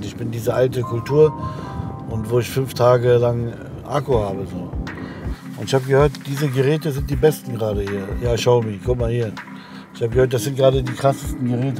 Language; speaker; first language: German; early bilingual, other home language; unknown